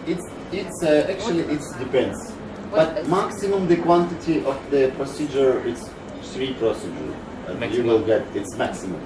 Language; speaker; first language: English; non-native, fluent; Russian